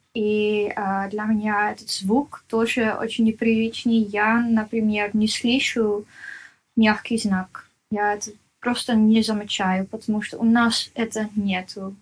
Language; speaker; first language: Russian; non-native, fluent; Dutch